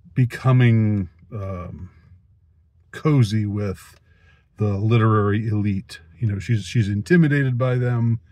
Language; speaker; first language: English; native; English